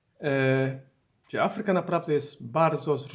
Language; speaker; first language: Polish; non-native, learner; Somali